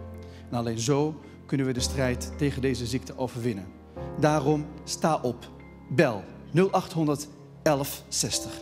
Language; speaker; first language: Dutch; native; Dutch